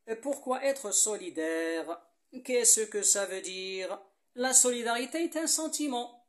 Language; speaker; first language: French; non-native, local second language; Arabic